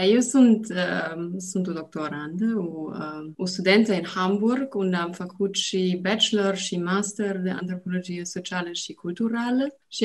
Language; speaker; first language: Romanian; non-native, learner; German